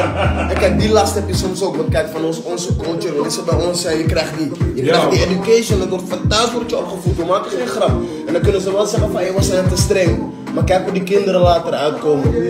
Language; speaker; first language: Dutch; native; Dutch